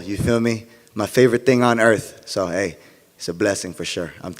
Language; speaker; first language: English; native; English